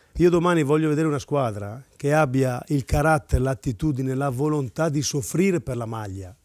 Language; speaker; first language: Italian; native; Italian